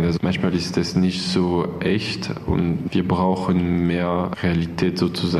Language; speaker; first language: German; non-native, fluent; French